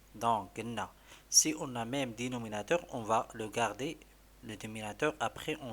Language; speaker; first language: French; non-native, local second language; Arabic